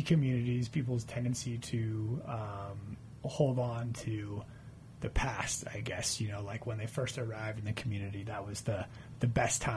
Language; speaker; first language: English; native; English